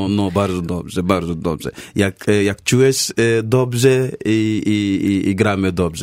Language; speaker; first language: Polish; non-native, learner; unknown